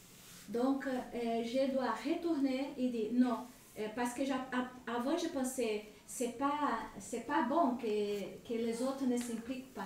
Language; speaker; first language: French; non-native, learner; Spanish